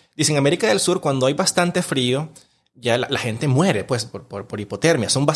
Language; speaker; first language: Spanish; native; Spanish